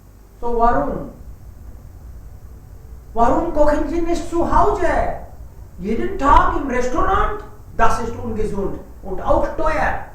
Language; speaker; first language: German; non-native, fluent; Hindi